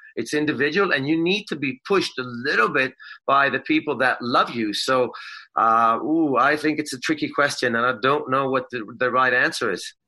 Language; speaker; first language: English; non-native, fluent; Swedish